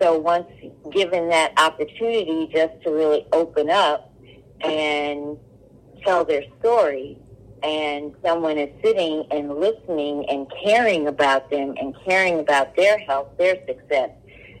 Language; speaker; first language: English; native; English